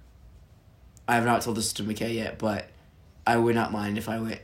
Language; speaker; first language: English; native; English